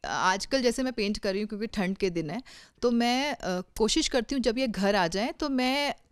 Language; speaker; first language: Hindi; native; Hindi